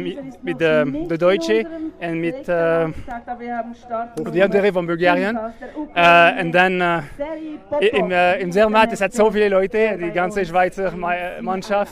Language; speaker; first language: German; non-native, learner; French